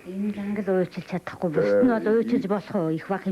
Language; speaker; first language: Mongolian; native; Mongolian